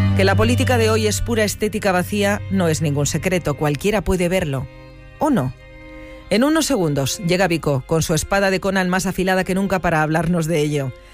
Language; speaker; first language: Spanish; native; Spanish